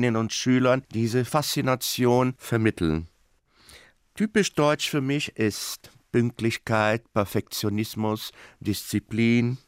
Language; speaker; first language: German; non-native, fluent; Portuguese